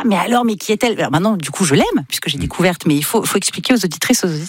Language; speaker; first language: French; native; French